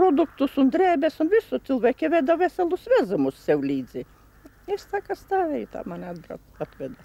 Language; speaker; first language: Latvian; native; Latvian